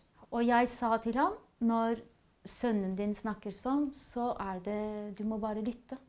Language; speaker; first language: Norwegian; non-native, fluent; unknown